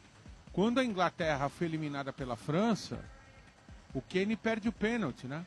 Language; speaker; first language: Portuguese; native; Portuguese